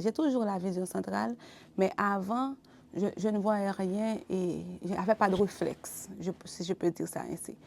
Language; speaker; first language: French; non-native, local second language; Haitian Creole